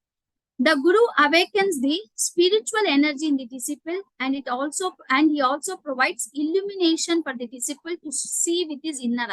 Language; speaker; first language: English; non-native, local second language; Telugu